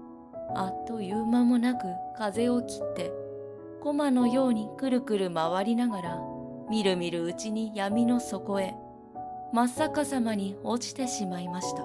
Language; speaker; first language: Japanese; native; Japanese